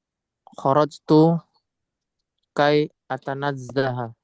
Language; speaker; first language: Arabic; non-native, learner; Indonesian